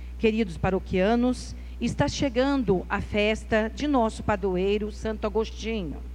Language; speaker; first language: Portuguese; native; Portuguese